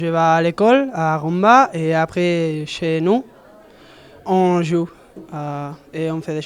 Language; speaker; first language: French; non-native, learner; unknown